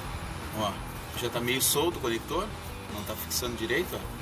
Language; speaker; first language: Portuguese; native; Portuguese